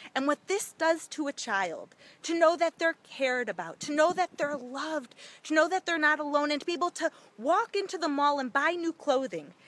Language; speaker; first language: English; native; English